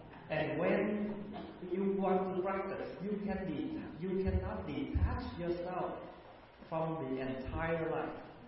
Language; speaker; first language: English; non-native, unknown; Vietnamese